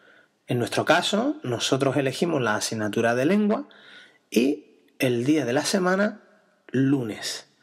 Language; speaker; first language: Spanish; native; Spanish